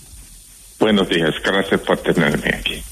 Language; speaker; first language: Spanish; non-native, fluent; English